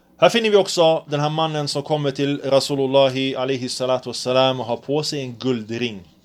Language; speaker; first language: Swedish; early bilingual, other home language; Arabic